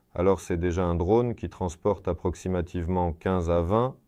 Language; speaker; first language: French; non-native, fluent; Russian